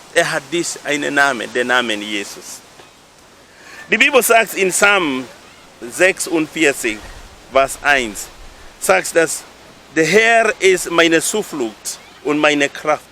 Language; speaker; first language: German; non-native, learner; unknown